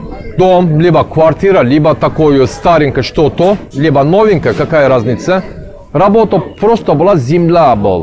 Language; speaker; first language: Russian; non-native, learner; Turkish